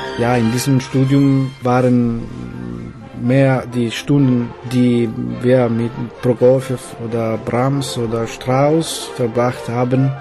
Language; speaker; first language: German; non-native, learner; Italian